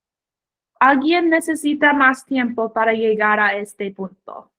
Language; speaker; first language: Spanish; non-native, fluent; English